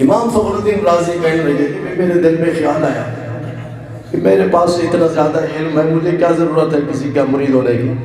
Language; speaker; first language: Urdu; non-native, local second language; Punjabi